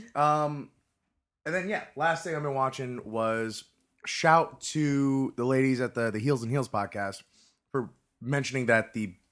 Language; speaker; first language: English; native; English